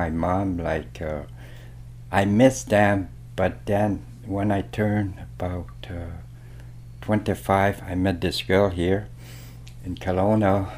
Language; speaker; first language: English; non-native, fluent; French